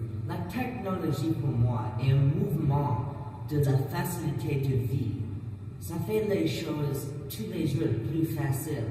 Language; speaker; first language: French; non-native, learner; English